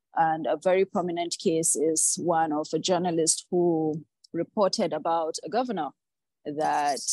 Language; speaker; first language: English; non-native, local second language; Hausa